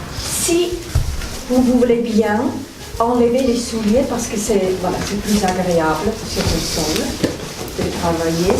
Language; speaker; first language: French; native; French